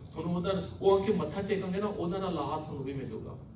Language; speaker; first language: Punjabi; early bilingual, heritage; Punjabi